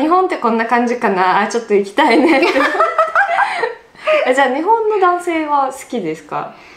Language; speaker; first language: Japanese; non-native, fluent; Russian